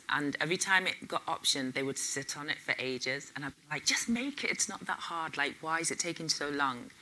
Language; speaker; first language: English; native; English